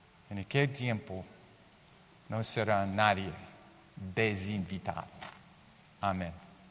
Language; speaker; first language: Spanish; non-native, learner; English